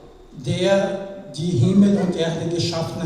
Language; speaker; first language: German; non-native, fluent; French